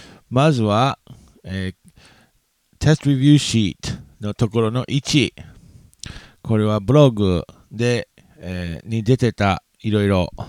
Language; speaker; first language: Japanese; non-native, fluent; English